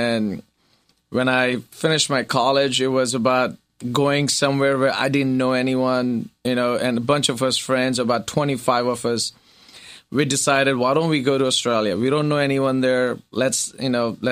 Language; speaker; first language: English; non-native, local second language; Gujarati